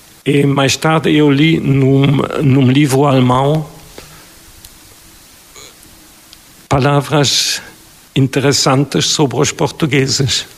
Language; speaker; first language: Portuguese; non-native, fluent; German